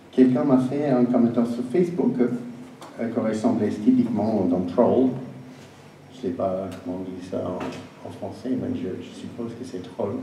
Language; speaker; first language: French; non-native, fluent; English